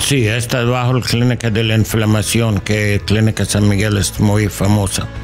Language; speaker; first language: Spanish; non-native, learner; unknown